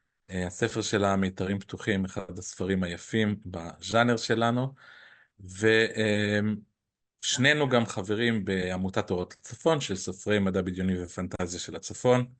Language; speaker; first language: Hebrew; native; Hebrew